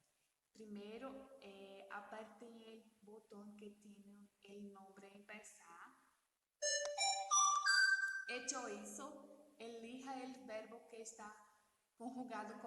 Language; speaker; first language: Spanish; non-native, learner; Portuguese